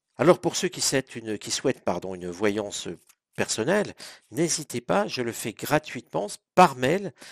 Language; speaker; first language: French; native; French